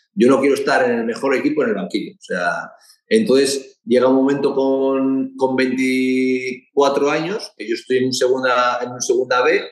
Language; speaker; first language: Spanish; native; Spanish